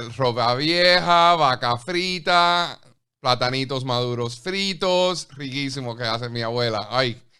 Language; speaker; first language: Spanish; early bilingual, heritage; Spanish